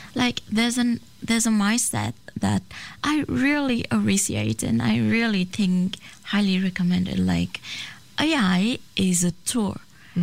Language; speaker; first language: English; non-native, fluent; Chinese